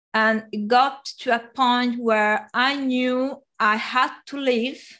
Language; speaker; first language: English; non-native, fluent; Italian